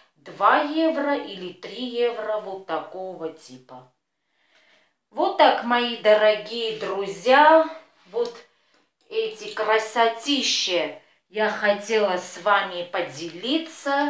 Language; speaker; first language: Russian; non-native, fluent; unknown